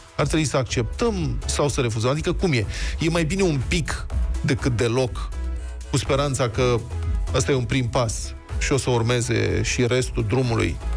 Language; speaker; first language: Romanian; native; Romanian